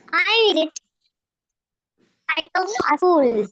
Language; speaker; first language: English; non-native, learner; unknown